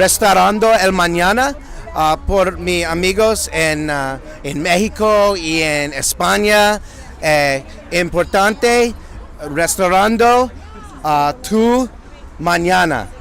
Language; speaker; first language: Spanish; non-native, learner; English